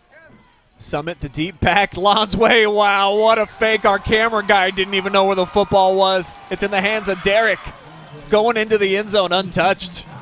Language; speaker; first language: English; native; English